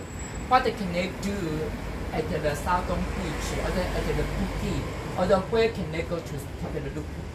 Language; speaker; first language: English; non-native, fluent; Chinese